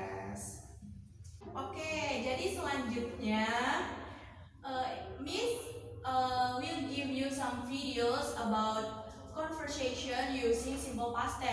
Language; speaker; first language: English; non-native, learner; Indonesian